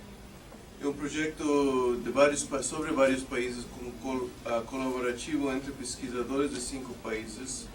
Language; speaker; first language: Portuguese; non-native, fluent; English